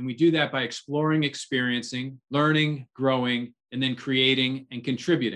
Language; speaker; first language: English; native; English